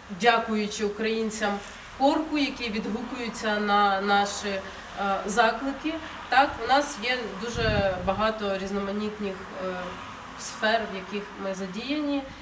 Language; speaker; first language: Ukrainian; native; Ukrainian